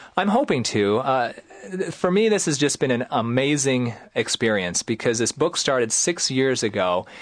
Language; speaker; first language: English; native; English